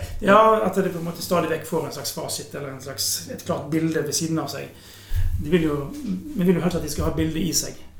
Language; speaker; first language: Norwegian; native; Norwegian